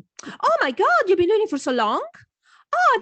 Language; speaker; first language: English; non-native, fluent; Italian